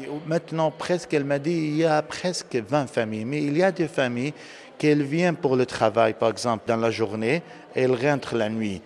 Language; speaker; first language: French; non-native, learner; Aramaic